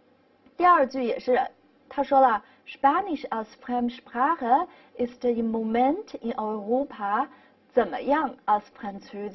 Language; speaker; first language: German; non-native, fluent; Chinese